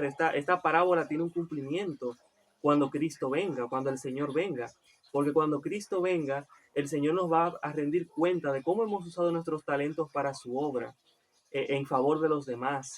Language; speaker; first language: Spanish; native; Spanish